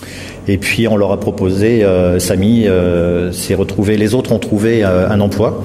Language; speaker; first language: French; native; French